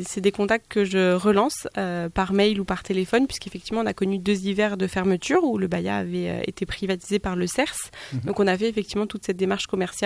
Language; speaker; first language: French; native; French